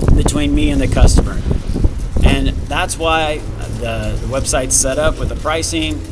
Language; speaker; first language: English; native; English